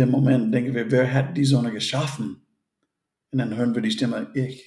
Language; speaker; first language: German; non-native, fluent; English